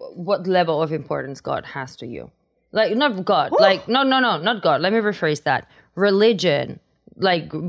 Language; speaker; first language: English; non-native, fluent; Spanish